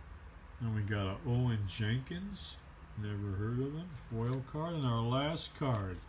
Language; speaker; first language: English; native; English